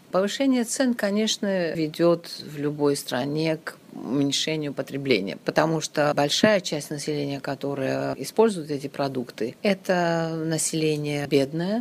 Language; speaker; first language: Russian; non-native, local second language; Georgian